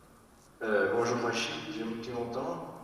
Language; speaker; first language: French; native; French